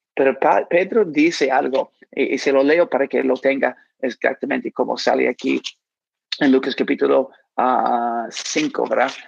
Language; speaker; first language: Spanish; non-native, fluent; English